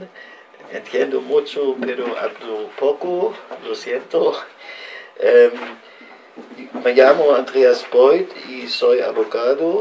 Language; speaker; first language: Spanish; non-native, learner; German